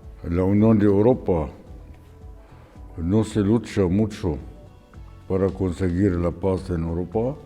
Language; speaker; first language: Spanish; non-native, fluent; Arabic